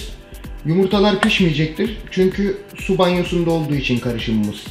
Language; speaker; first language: Turkish; native; Turkish